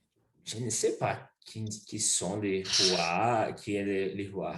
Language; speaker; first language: French; non-native, learner; Portuguese